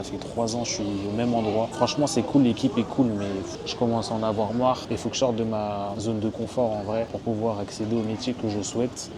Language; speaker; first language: French; native; French